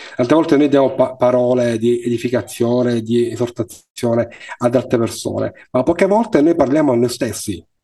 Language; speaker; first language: Italian; native; Italian